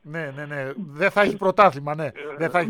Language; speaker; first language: Greek; native; Greek